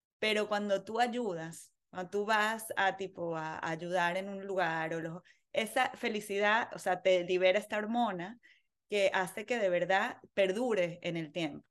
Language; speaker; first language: Spanish; native; Spanish